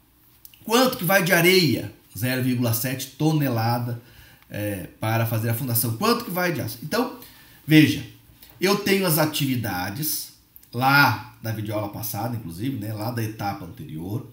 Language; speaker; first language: Portuguese; native; Portuguese